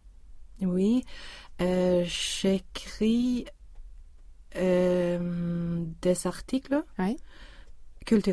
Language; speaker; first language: French; non-native, learner; Swedish